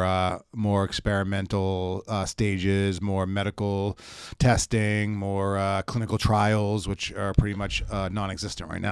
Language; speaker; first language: English; native; English